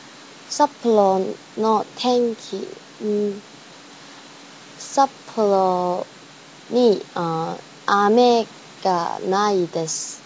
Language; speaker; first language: Japanese; non-native, learner; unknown